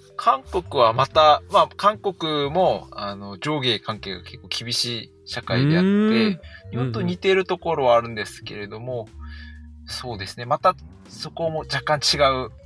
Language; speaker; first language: Japanese; non-native, fluent; Korean